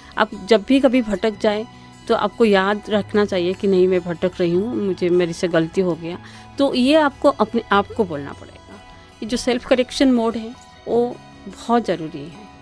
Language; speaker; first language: Hindi; non-native, local second language; Odia